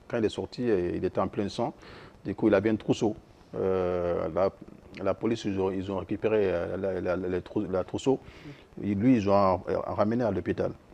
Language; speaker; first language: French; non-native, local second language; Soninke